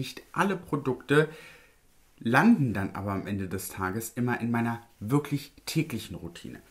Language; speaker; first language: German; early bilingual, other home language; Italian